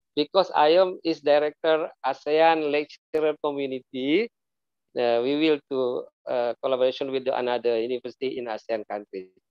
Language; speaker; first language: English; non-native, learner; Indonesian